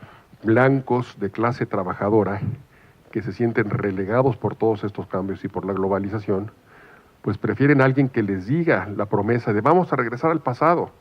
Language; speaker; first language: Spanish; native; Spanish